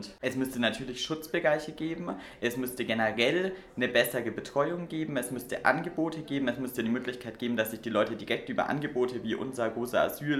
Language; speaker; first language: German; native; German